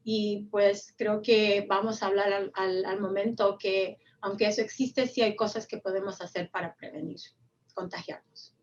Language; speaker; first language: Spanish; early bilingual, heritage; Spanish